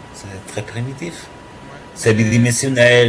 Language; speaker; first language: French; non-native, learner; Portuguese